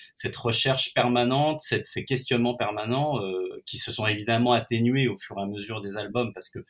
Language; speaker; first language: French; native; French